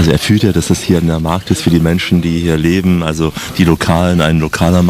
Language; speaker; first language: German; native; German